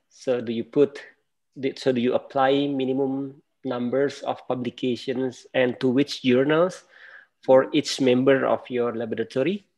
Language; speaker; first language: English; non-native, fluent; Indonesian